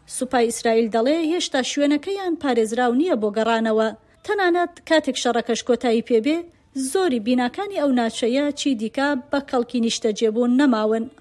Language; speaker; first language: Central Kurdish; native; Central Kurdish